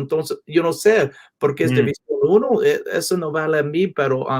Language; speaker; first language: Spanish; non-native, learner; English